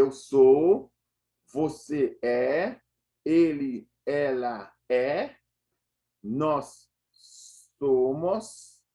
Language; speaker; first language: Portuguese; non-native, fluent; Haitian Creole